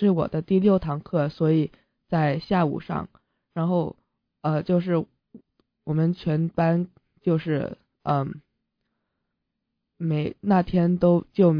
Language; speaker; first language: Chinese; early bilingual, heritage; English